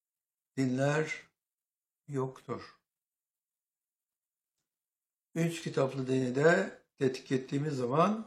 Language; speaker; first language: Turkish; native; Turkish